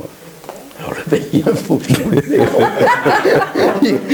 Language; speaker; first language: French; native; French